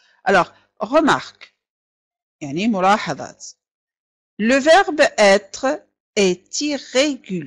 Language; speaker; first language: French; non-native, fluent; Arabic